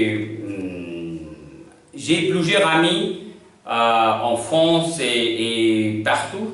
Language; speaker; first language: French; non-native, learner; Hindi